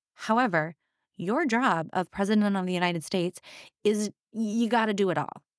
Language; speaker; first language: English; native; English